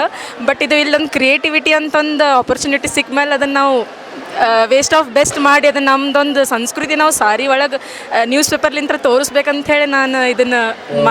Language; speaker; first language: Kannada; native; Kannada